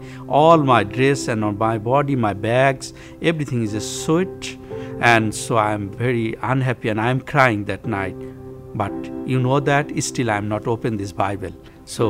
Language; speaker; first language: English; non-native, local second language; Bangla